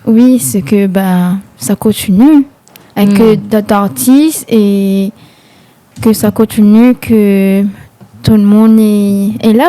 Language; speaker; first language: French; non-native, local second language; Réunion Creole French